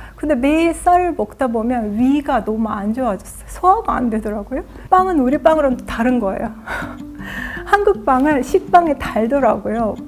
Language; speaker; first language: Korean; non-native, fluent; Azerbaijani